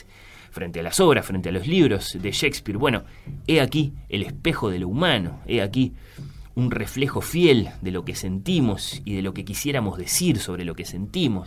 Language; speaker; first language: Spanish; native; Spanish